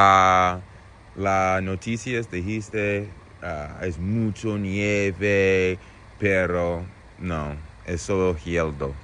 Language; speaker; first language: Spanish; non-native, learner; English